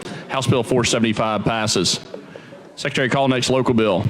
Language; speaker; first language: English; native; English